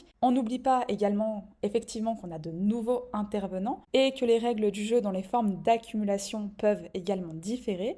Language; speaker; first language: French; native; French